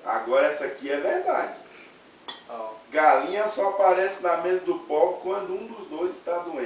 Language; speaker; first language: Portuguese; native; Portuguese